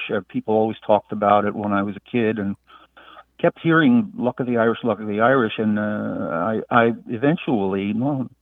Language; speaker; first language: English; native; English